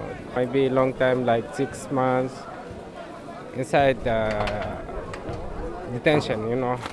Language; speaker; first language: English; non-native, learner; Arabic